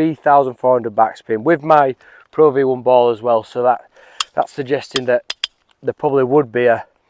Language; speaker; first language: English; native; English